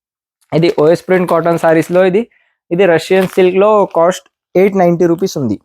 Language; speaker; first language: Telugu; non-native, local second language; Urdu